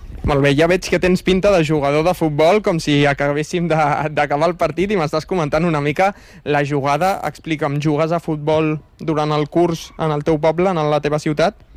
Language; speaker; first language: Catalan; native; Catalan